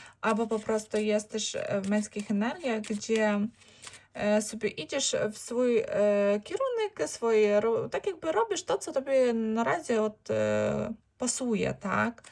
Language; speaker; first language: Polish; non-native, learner; Ukrainian